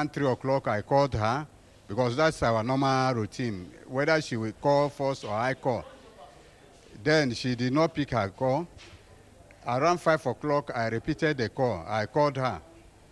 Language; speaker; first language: English; non-native, local second language; Igbo